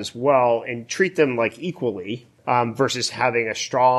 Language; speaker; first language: English; native; English